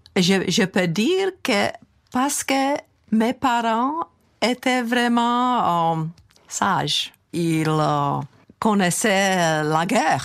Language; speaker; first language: French; non-native, fluent; Czech